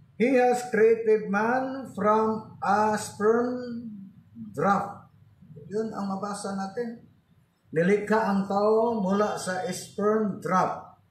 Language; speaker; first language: Filipino; non-native, local second language; Cebuano